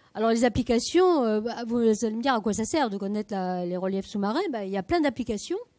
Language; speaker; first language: French; native; French